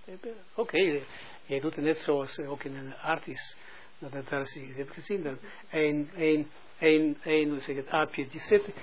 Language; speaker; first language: Dutch; non-native, fluent; Russian